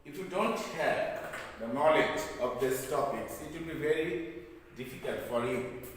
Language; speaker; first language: English; non-native, local second language; Bangla